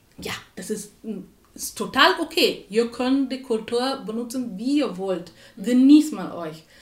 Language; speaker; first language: German; non-native, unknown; Tamil